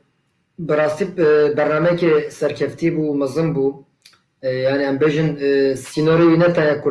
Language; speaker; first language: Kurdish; non-native, local second language; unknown